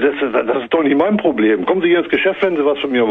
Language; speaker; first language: German; native; German